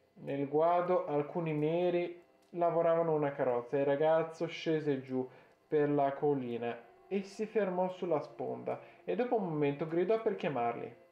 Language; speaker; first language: Italian; native; Italian